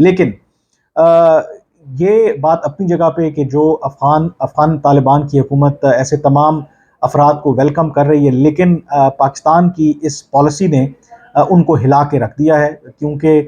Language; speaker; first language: Urdu; native; Urdu